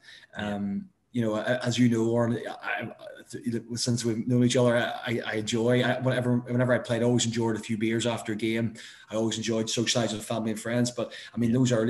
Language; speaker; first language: English; native; English